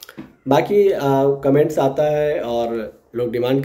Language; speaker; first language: Hindi; native; Hindi